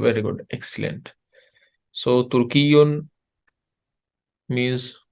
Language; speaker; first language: English; non-native, fluent; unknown